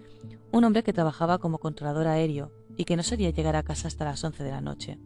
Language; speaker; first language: Spanish; native; Spanish